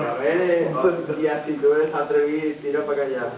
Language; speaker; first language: Spanish; non-native, local second language; Catalan